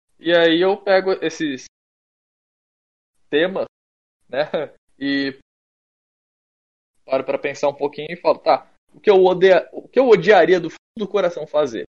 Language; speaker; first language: Portuguese; native; Portuguese